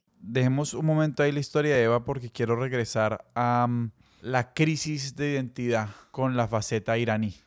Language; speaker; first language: Spanish; native; Spanish